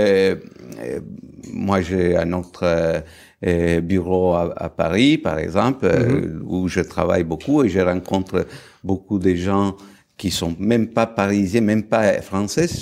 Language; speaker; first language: French; non-native, fluent; Italian